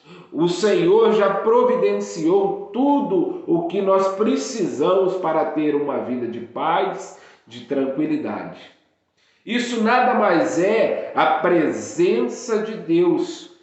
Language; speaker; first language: Portuguese; native; Portuguese